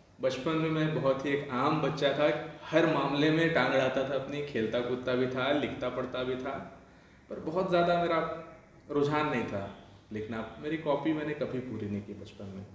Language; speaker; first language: Hindi; non-native, local second language; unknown